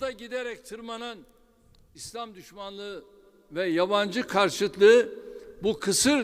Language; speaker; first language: Turkish; native; Turkish